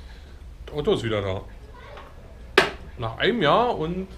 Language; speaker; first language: German; native; German